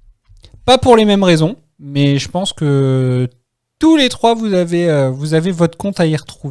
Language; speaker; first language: French; native; French